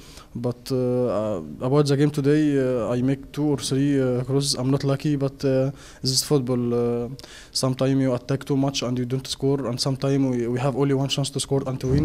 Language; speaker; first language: English; non-native, learner; Arabic